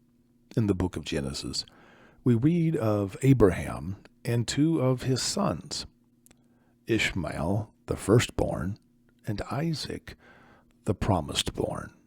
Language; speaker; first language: English; native; English